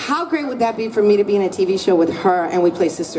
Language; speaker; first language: English; native; English